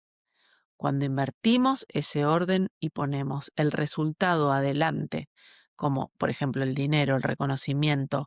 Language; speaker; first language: Spanish; native; Spanish